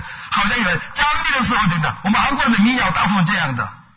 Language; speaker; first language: Chinese; non-native, fluent; Korean